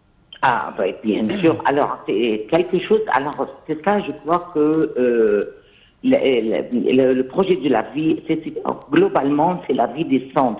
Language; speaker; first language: French; non-native, fluent; Arabic